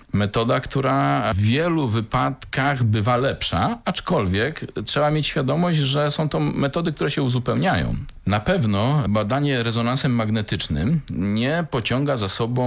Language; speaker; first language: Polish; native; Polish